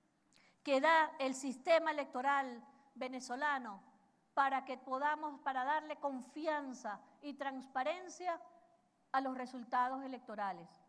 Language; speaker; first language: Spanish; native; Spanish